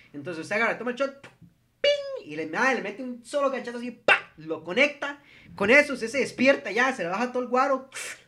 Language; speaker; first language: Spanish; native; Spanish